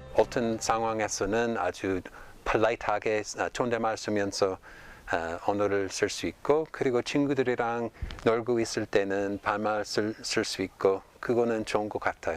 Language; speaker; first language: Korean; non-native, fluent; English